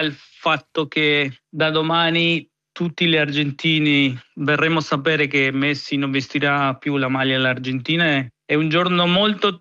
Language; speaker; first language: Italian; non-native, fluent; Spanish